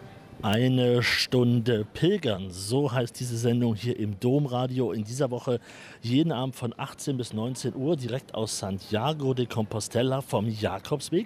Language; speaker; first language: German; native; German